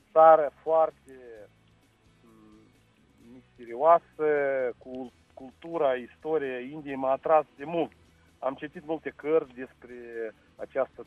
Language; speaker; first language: Romanian; non-native, local second language; Russian